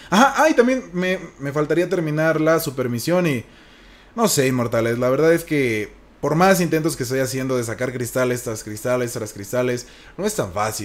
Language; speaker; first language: Spanish; native; Spanish